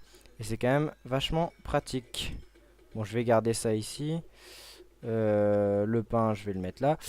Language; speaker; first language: French; native; French